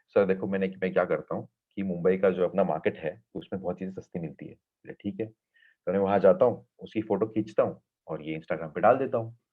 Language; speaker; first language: Hindi; non-native, local second language; Marathi